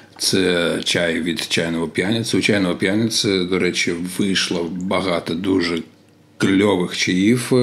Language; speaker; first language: Ukrainian; non-native, local second language; Russian